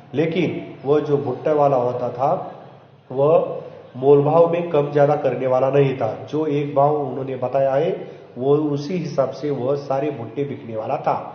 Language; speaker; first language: Hindi; non-native, local second language; Marathi